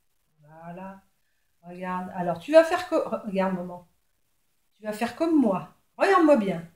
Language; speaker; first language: French; native; French